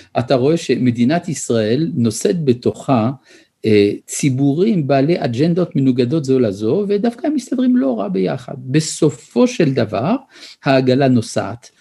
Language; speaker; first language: Hebrew; early bilingual, other home language; French